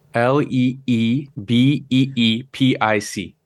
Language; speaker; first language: English; native; English